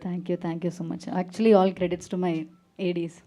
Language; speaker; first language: Telugu; non-native, local second language; Malayalam